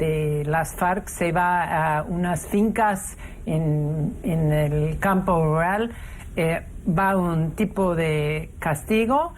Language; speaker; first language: Spanish; non-native, fluent; English